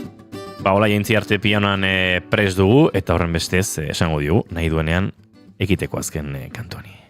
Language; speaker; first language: Basque; native; Basque